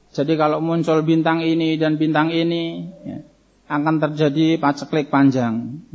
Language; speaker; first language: Indonesian; native; Indonesian